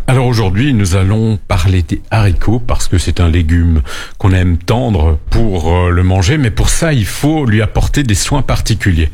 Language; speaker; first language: French; native; French